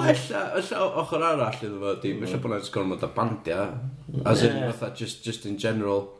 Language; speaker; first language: Welsh; native; Welsh